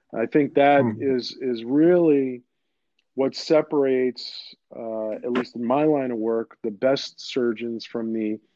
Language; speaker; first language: English; early bilingual, other home language; Greek